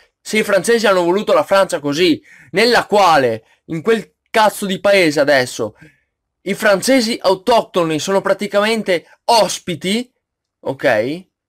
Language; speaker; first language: Italian; native; Italian